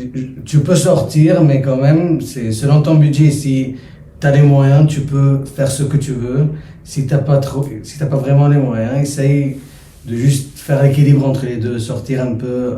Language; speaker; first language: French; non-native, local second language; Arabic